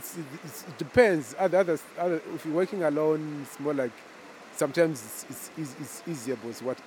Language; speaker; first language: English; non-native, local second language; Shona